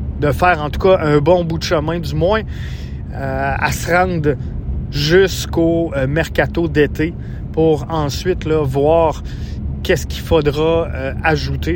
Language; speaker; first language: French; native; French